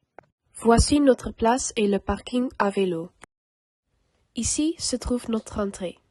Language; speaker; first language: French; non-native, learner; Dutch